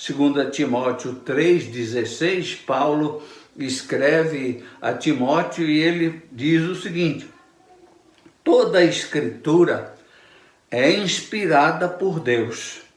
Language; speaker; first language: Portuguese; native; Portuguese